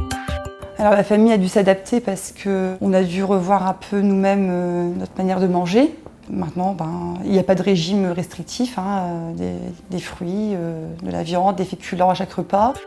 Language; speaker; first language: French; native; French